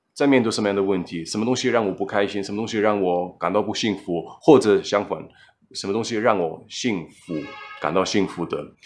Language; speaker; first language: Chinese; non-native, fluent; German